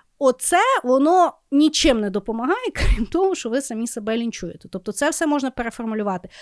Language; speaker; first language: Ukrainian; native; Ukrainian